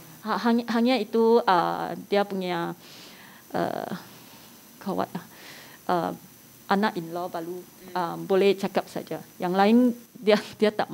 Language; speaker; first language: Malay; non-native, local second language; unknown